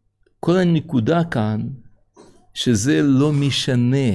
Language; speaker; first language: Hebrew; non-native, fluent; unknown